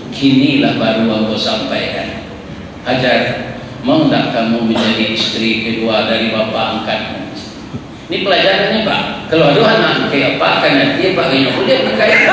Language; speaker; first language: Malay; non-native, local second language; Minangkabau